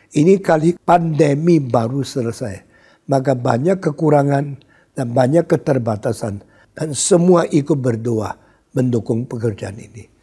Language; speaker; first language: Indonesian; non-native, fluent; Min Nan Chinese